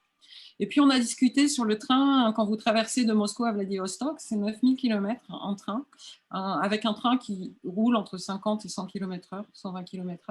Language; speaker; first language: French; native; French